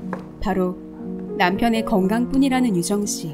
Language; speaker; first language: Korean; native; Korean